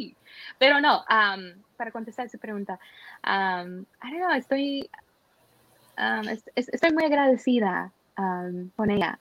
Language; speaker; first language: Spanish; early bilingual, heritage; Spanish